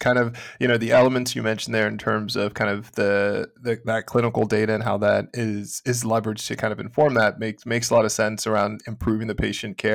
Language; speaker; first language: English; native; English